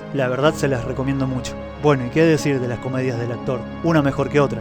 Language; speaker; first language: Spanish; native; Spanish